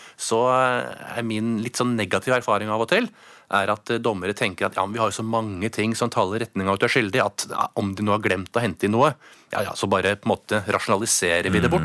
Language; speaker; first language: Norwegian; native; Norwegian